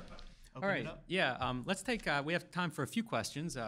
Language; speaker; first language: English; native; English